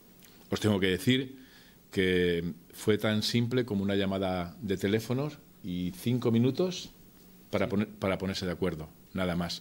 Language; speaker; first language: Spanish; native; Spanish